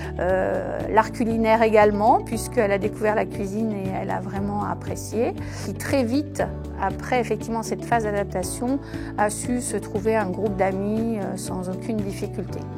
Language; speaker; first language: French; native; French